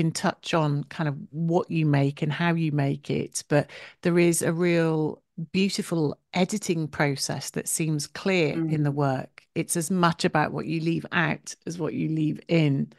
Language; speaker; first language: English; native; English